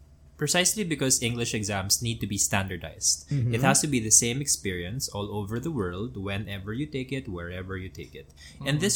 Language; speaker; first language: English; non-native, local second language; Filipino